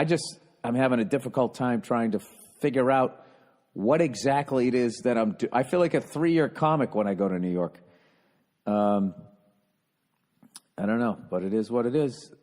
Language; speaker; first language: English; native; English